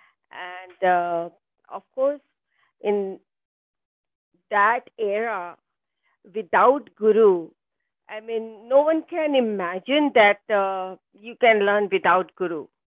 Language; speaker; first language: English; non-native, local second language; Hindi